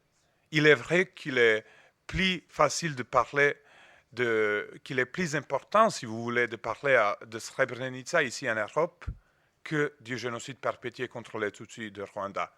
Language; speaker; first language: French; non-native, fluent; Serbian